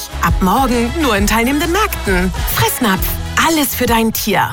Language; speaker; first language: German; native; German